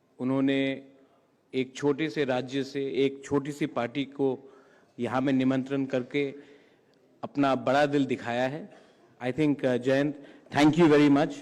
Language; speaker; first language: Hindi; non-native, local second language; Kok Borok